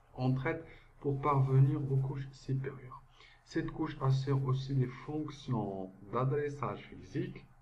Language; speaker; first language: French; non-native, local second language; Arabic